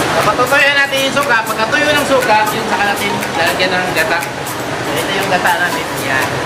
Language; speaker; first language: Filipino; non-native, local second language; Cebuano